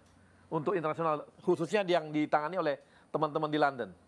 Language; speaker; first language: Indonesian; native; Indonesian